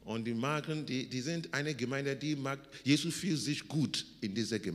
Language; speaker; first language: German; non-native, learner; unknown